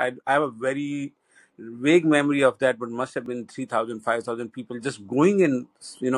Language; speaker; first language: English; non-native, local second language; Hindi